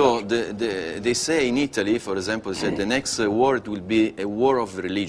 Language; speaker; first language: English; non-native, learner; Italian